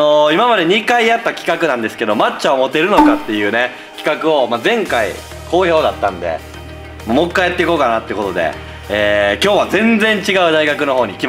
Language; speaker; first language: Japanese; native; Japanese